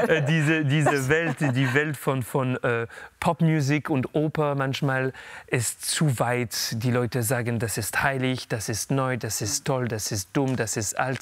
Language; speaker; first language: German; non-native, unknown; French